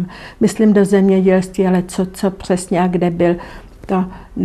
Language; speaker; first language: Czech; non-native, local second language; German